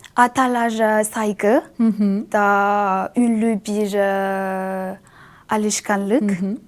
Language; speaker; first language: Turkish; non-native, fluent; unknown